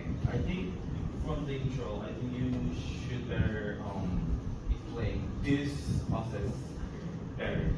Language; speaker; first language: English; non-native, fluent; Korean